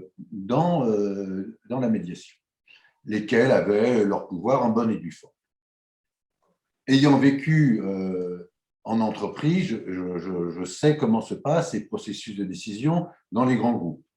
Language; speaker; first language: French; native; French